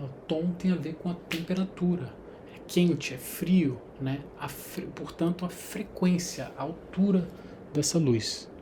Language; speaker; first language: Portuguese; native; Portuguese